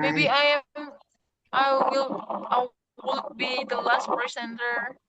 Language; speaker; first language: English; non-native, learner; Indonesian